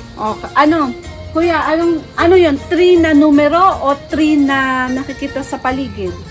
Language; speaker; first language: Filipino; native; Filipino